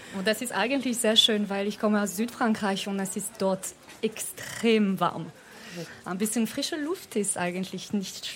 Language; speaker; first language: German; non-native, fluent; French